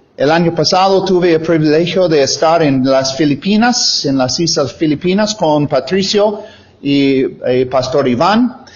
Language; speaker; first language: Spanish; non-native, fluent; English